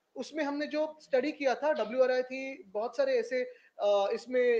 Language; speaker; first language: Hindi; non-native, local second language; Marathi